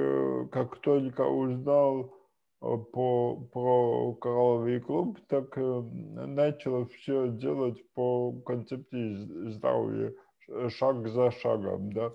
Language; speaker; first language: Russian; non-native, local second language; Latvian